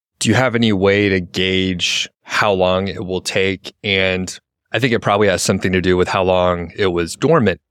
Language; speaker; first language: English; native; English